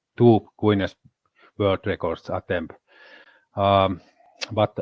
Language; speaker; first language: English; non-native, learner; Finnish